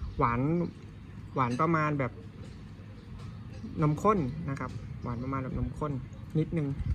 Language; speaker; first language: Thai; native; Thai